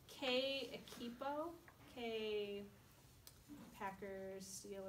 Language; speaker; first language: Spanish; non-native, fluent; English